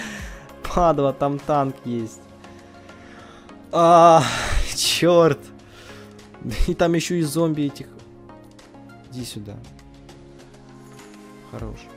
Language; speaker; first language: Russian; native; Russian